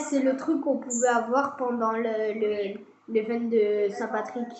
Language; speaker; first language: French; native; French